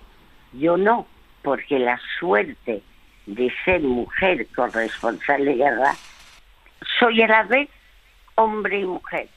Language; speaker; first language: Spanish; early bilingual, other home language; French